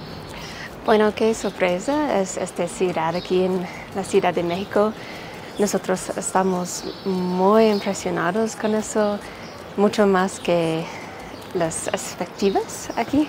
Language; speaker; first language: Spanish; non-native, learner; English